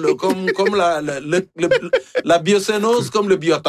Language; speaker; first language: French; native; French